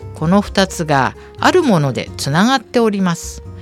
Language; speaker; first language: Japanese; native; Japanese